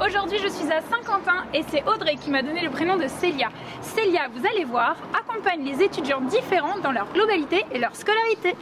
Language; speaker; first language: French; native; French